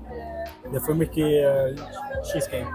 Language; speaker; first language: Swedish; non-native, learner; Mongolian